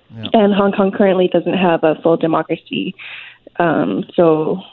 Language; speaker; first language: English; non-native, local second language; Cantonese